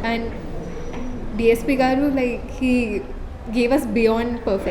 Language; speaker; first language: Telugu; non-native, local second language; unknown